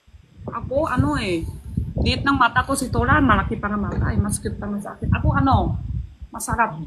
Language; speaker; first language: Filipino; non-native, learner; Chinese